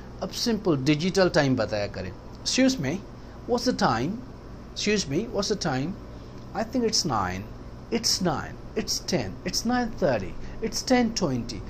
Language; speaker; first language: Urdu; non-native, local second language; Baluchi